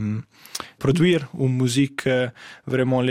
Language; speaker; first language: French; non-native, fluent; Italian